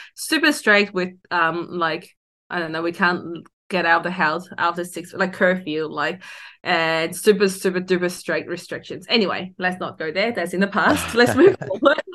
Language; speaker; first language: English; non-native, local second language; Cantonese